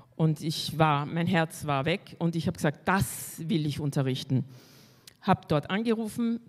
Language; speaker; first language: German; early bilingual, other home language; Spanish